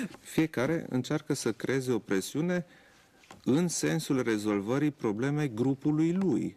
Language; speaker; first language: Romanian; non-native, local second language; German